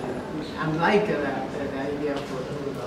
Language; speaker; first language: English; non-native, learner; Spanish